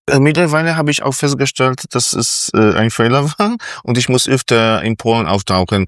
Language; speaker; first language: German; non-native, fluent; Polish